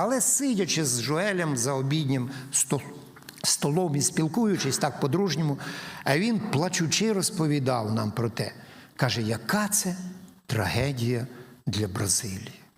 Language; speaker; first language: Ukrainian; native; Ukrainian